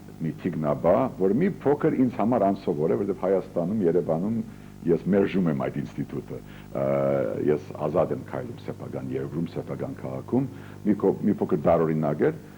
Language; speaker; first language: Armenian; early bilingual, heritage; Armenian